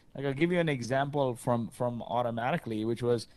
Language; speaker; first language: English; early bilingual, other home language; Arabic